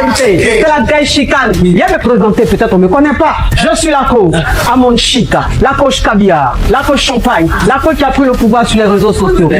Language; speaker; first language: French; non-native, local second language; Lingala